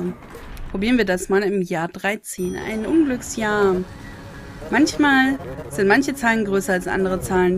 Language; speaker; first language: German; native; German